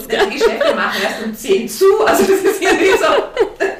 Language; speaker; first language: German; early bilingual, heritage; German